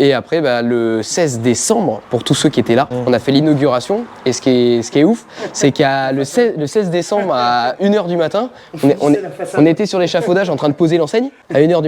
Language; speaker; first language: French; native; French